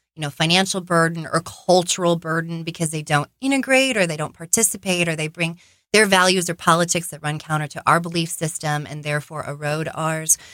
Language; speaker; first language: English; native; English